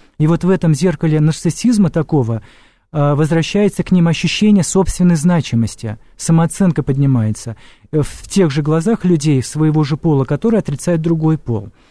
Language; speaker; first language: Russian; native; Russian